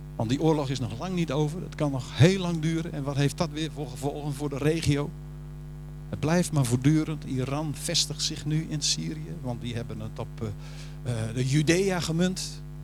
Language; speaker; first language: Dutch; native; Dutch